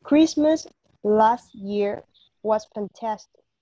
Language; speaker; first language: English; non-native, learner; Spanish